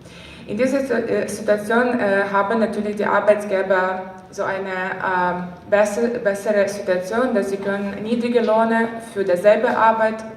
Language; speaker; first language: German; non-native, fluent; Ukrainian